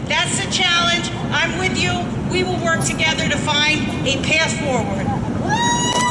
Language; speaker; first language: English; native; English